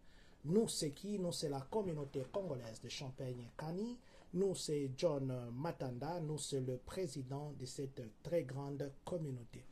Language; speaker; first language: French; non-native, local second language; Lingala